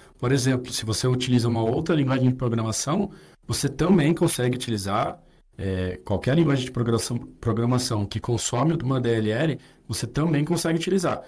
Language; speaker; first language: Portuguese; native; Portuguese